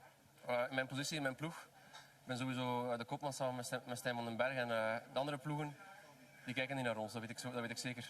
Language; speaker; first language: Dutch; native; Dutch